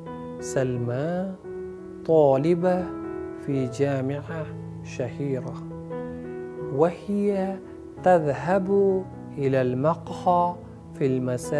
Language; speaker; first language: Arabic; non-native, fluent; Urdu